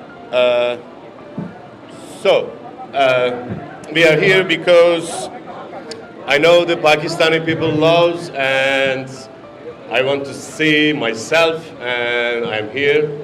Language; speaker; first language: English; non-native, learner; Turkish